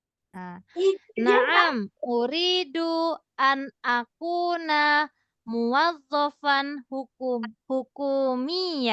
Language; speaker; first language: Arabic; non-native, fluent; Indonesian